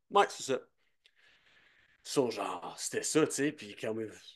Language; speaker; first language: French; native; French